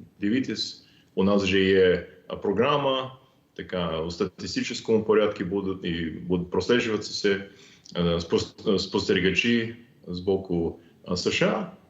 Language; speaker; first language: Ukrainian; non-native, fluent; English